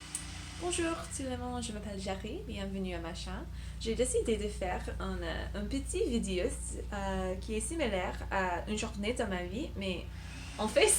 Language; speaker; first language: French; non-native, learner; English